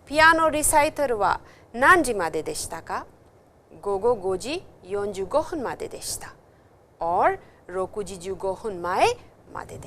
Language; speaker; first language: Japanese; non-native, fluent; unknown